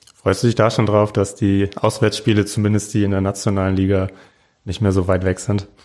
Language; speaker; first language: German; native; German